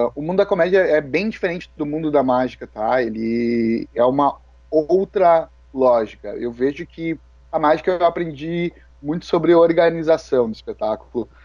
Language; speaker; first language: Portuguese; native; Portuguese